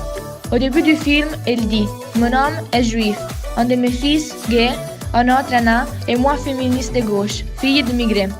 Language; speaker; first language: French; non-native, learner; Italian